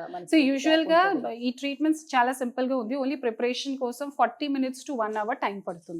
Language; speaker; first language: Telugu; non-native, fluent; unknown